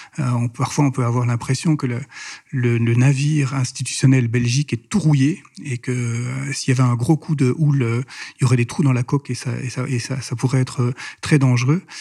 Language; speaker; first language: French; native; French